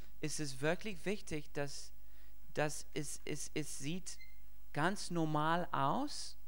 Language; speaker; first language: German; non-native, fluent; English